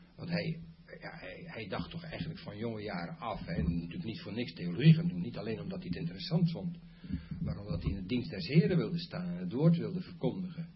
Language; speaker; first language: Dutch; native; Dutch